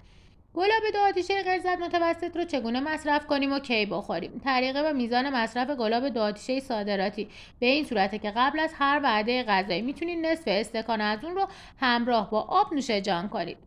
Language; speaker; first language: Persian; native; Persian